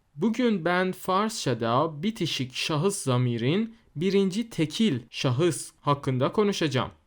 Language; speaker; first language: Turkish; non-native, fluent; Persian